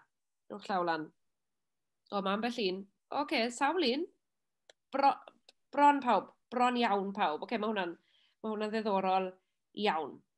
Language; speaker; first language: Welsh; native; Welsh